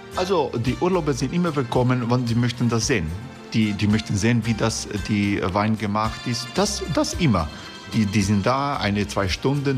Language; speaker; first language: German; non-native, fluent; Croatian